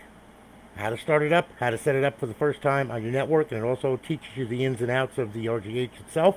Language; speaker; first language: English; native; English